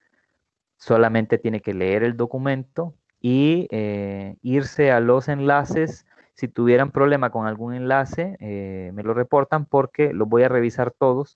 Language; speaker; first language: Spanish; native; Spanish